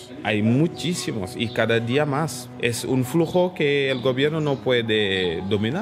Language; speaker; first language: Spanish; non-native, fluent; Wolof